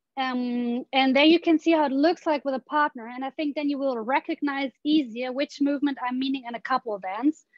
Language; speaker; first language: English; non-native, fluent; German